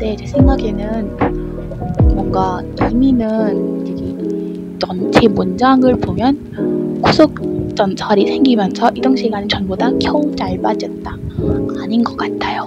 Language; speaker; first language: Korean; non-native, learner; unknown